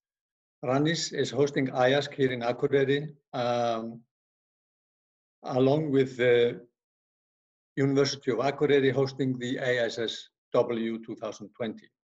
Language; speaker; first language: English; non-native, fluent; Icelandic